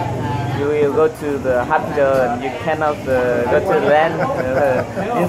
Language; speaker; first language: English; non-native, learner; Vietnamese